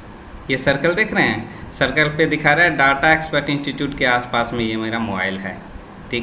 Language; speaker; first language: Hindi; native; Hindi